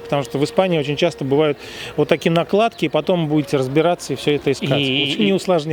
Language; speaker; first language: Russian; native; Russian